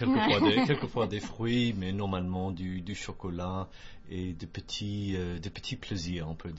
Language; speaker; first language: French; non-native, fluent; English